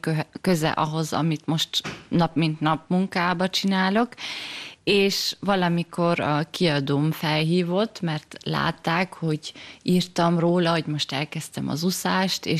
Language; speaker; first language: Hungarian; early bilingual, heritage; German